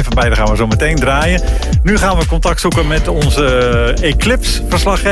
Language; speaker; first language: Dutch; native; Dutch